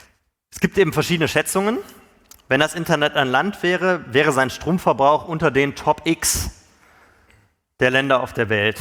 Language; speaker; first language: German; native; German